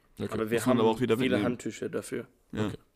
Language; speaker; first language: German; non-native, learner; English